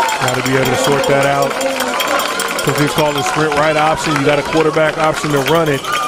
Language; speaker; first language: English; native; English